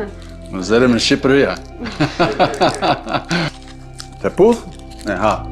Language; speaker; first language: Albanian; non-native, learner; English